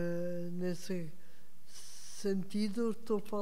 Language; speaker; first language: Portuguese; non-native, fluent; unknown